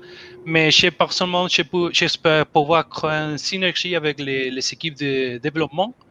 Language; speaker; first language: French; non-native, learner; Spanish